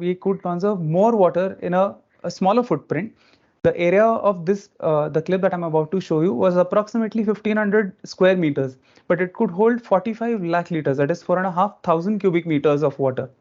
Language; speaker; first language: English; non-native, local second language; Marathi